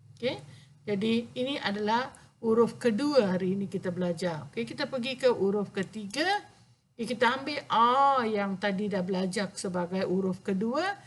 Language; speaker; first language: Malay; non-native, local second language; Tamil